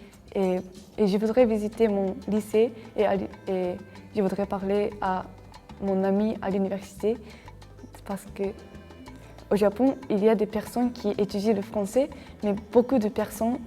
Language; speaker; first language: French; non-native, learner; Japanese